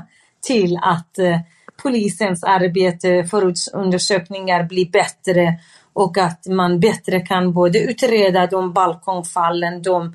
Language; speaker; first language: Swedish; non-native, fluent; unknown